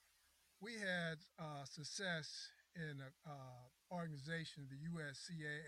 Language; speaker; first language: English; native; English